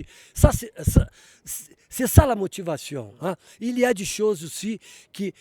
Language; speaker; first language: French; non-native, learner; Portuguese